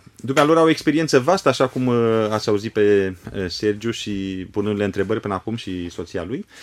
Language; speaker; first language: Romanian; native; Romanian